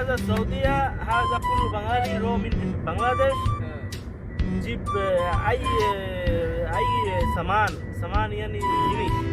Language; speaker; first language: Arabic; non-native, learner; Bangla